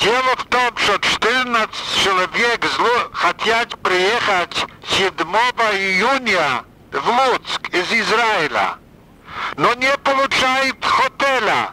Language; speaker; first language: Russian; non-native, fluent; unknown